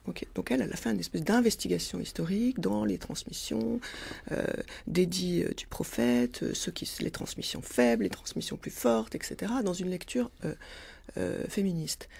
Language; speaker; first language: French; native; French